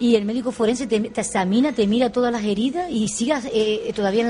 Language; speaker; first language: Spanish; native; Spanish